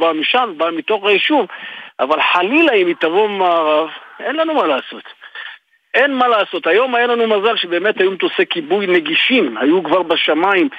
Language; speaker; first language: Hebrew; native; Hebrew